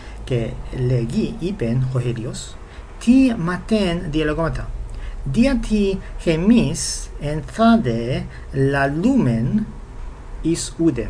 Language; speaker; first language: Greek; non-native, fluent; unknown